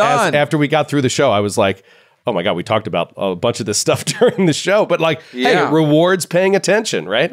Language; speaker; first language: English; native; English